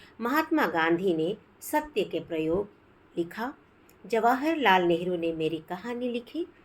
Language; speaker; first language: Hindi; non-native, local second language; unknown